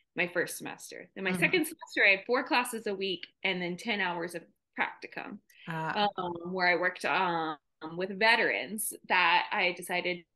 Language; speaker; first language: English; native; English